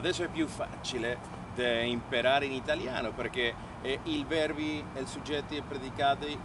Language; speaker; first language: Italian; non-native, learner; Spanish